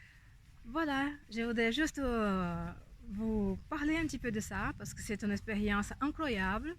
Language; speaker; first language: French; non-native, fluent; Portuguese